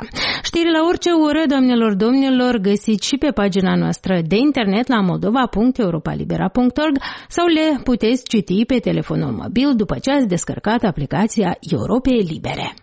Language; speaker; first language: Romanian; native; Romanian